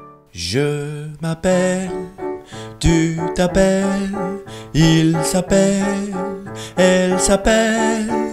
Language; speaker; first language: French; non-native, learner; Arabic